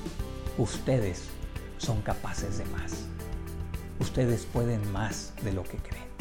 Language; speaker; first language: Spanish; native; Spanish